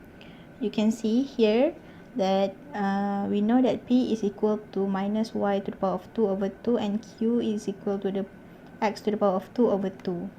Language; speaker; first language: English; non-native, local second language; Malay